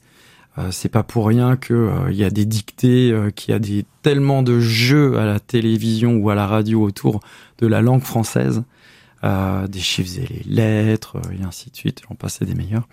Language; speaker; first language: French; native; French